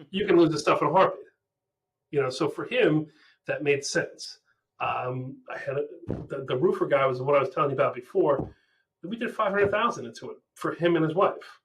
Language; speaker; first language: English; native; English